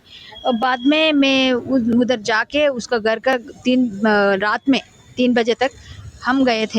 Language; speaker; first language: Hindi; non-native, local second language; Telugu